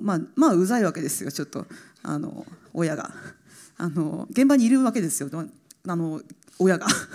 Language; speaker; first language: Japanese; native; Japanese